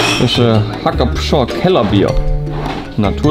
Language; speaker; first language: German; native; German